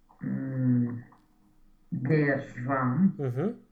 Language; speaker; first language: German; non-native, fluent; Romanian